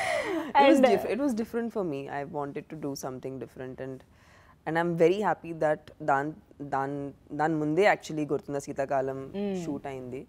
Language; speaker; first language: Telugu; non-native, fluent; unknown